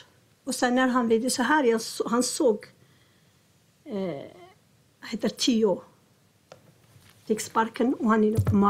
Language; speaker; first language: Swedish; non-native, learner; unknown